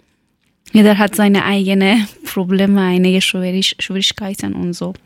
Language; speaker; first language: German; non-native, learner; Persian